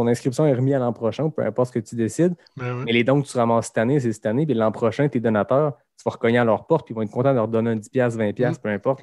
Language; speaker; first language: French; native; French